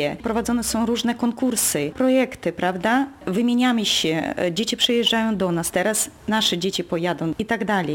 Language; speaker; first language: Polish; non-native, local second language; Russian